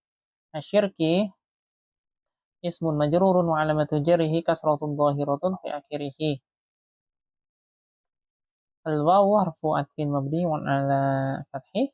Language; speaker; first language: Arabic; non-native, fluent; Indonesian